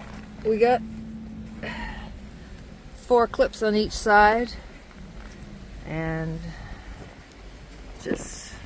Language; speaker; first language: English; native; English